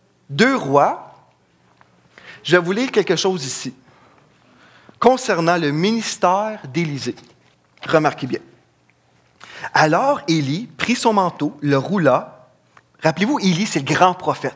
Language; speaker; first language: French; native; French